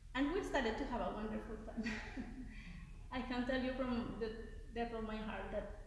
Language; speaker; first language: English; non-native, fluent; Spanish